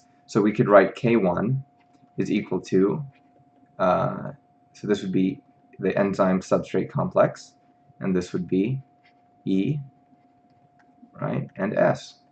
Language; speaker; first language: English; native; English